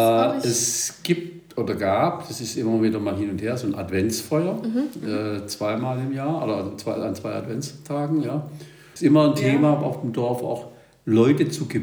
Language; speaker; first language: German; native; German